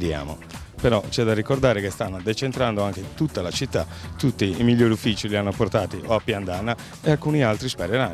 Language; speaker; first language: Italian; native; Italian